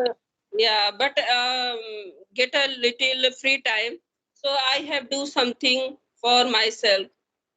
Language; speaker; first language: English; non-native, learner; Hindi